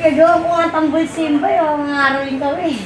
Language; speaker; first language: Filipino; native; Filipino